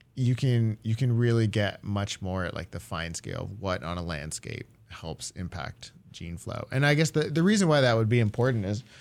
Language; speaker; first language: English; early bilingual, other home language; Japanese